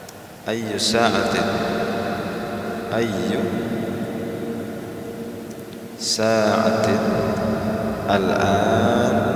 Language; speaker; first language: Arabic; non-native, fluent; Indonesian